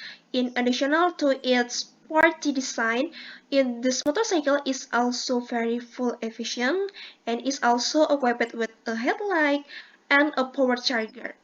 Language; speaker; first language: English; non-native, learner; Indonesian